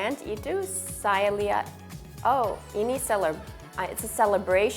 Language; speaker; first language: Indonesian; non-native, learner; English